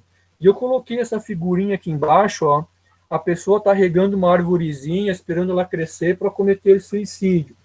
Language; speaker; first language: Portuguese; native; Portuguese